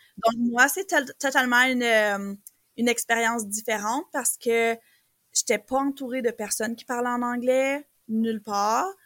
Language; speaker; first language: French; native; French